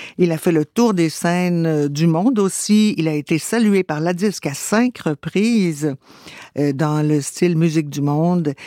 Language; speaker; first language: French; native; French